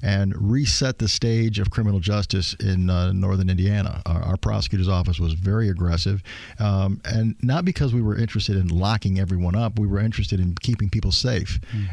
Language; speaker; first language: English; native; English